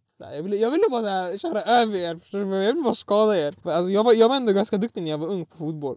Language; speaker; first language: Swedish; early bilingual, other home language; Arabic